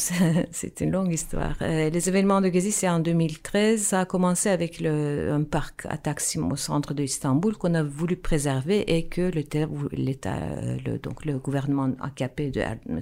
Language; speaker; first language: French; non-native, fluent; Turkish